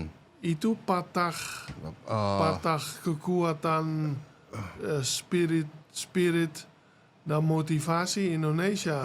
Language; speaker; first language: Indonesian; non-native, fluent; Dutch